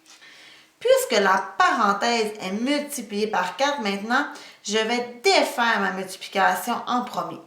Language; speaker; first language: French; native; French